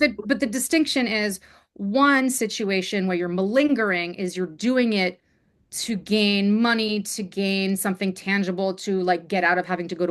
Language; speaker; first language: English; native; English